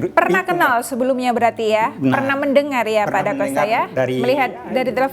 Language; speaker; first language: Indonesian; native; Indonesian